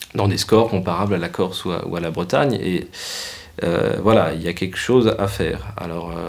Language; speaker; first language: French; native; French